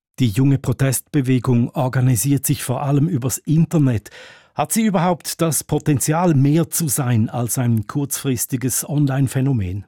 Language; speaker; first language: German; native; German